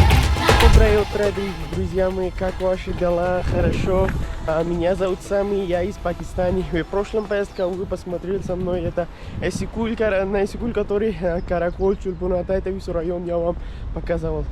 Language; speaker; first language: Russian; non-native, learner; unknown